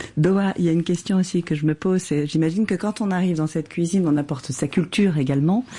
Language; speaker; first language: French; native; French